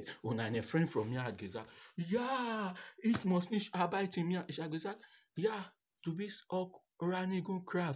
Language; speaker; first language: German; non-native, learner; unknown